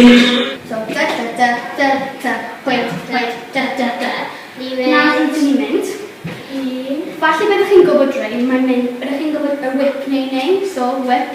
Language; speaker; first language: Welsh; non-native, local second language; English